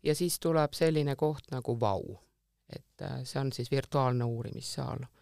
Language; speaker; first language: Estonian; native; Estonian